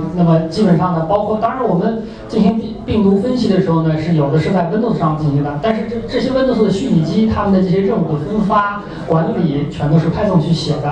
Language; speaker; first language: Chinese; native; Chinese